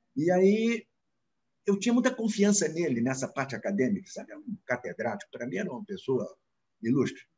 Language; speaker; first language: Portuguese; native; Portuguese